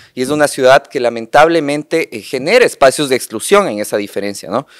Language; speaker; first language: Spanish; native; Spanish